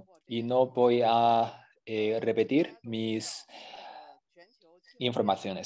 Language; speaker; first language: Spanish; non-native, fluent; Chinese